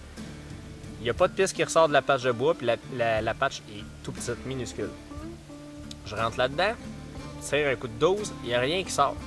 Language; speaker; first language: French; native; French